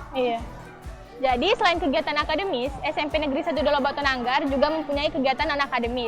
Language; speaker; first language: Indonesian; native; Indonesian